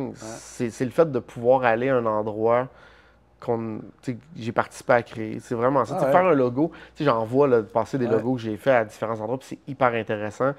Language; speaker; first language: French; native; French